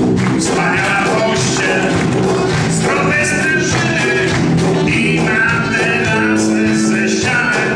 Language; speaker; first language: Polish; native; Polish